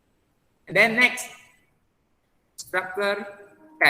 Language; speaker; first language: English; non-native, learner; Indonesian